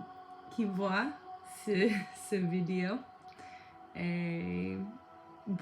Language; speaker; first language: French; non-native, learner; English